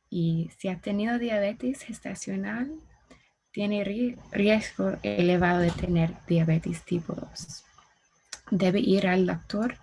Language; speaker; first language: Spanish; non-native, learner; English